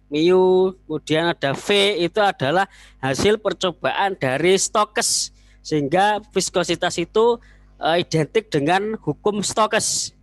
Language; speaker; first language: Indonesian; native; Indonesian